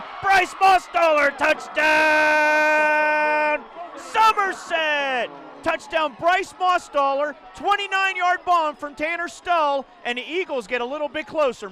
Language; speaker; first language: English; native; English